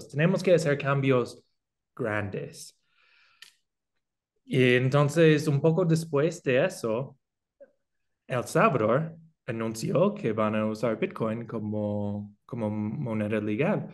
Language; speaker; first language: Spanish; non-native, fluent; English